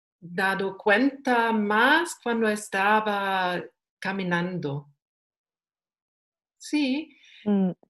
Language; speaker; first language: Spanish; non-native, learner; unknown